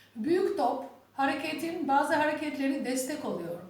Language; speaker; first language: Turkish; non-native, learner; Albanian